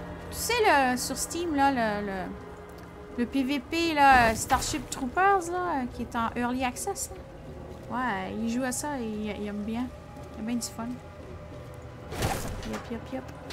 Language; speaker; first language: French; native; French